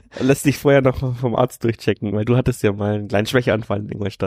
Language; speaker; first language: German; native; German